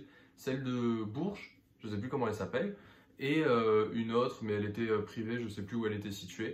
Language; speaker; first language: French; native; French